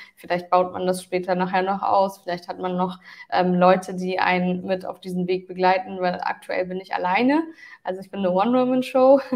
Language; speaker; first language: German; early bilingual, other home language; Turkish